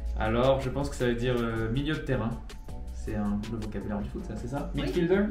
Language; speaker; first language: French; native; French